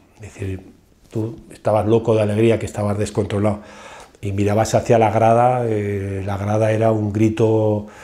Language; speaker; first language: Spanish; native; Spanish